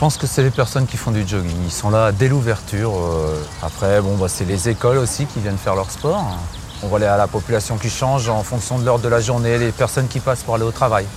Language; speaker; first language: French; native; French